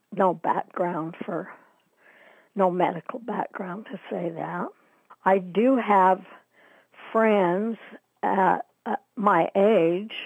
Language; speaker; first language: English; native; English